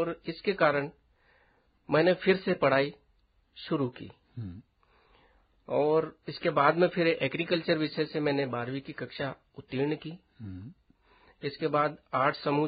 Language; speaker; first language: Hindi; native; Hindi